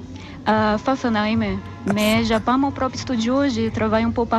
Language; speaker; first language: French; non-native, learner; Portuguese